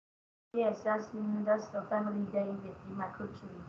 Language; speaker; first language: English; non-native, learner; Vietnamese